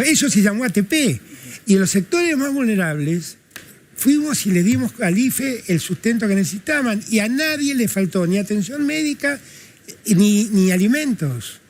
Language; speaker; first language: Spanish; native; Spanish